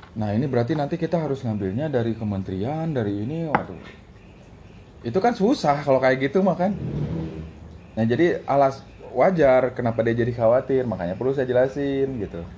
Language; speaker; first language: Indonesian; native; Indonesian